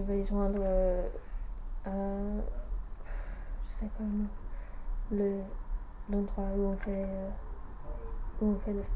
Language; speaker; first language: French; non-native, learner; English